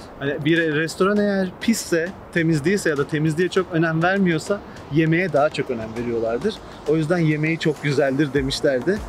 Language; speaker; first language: Turkish; native; Turkish